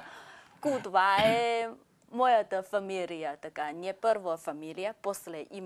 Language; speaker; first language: Bulgarian; non-native, fluent; Chinese